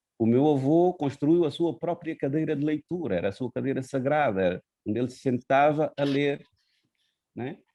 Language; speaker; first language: Portuguese; non-native, local second language; Kabuverdianu